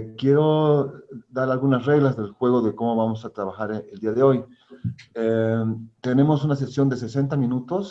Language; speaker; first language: Spanish; native; Spanish